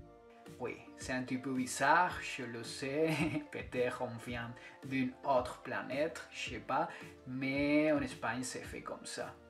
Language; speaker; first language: French; non-native, fluent; Spanish